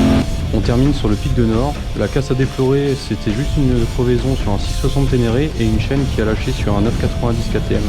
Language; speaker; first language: French; native; French